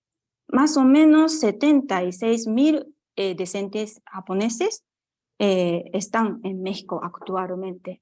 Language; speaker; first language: Spanish; non-native, fluent; Japanese